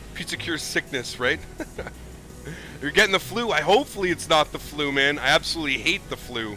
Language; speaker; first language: English; native; English